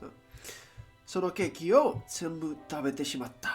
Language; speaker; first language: Japanese; non-native, learner; Spanish